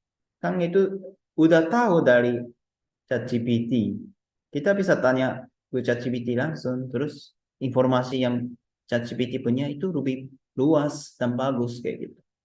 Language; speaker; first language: Indonesian; non-native, fluent; Japanese